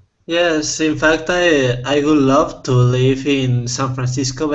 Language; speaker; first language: English; non-native, fluent; Spanish